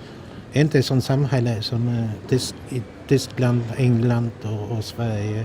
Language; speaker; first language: Swedish; non-native, fluent; Polish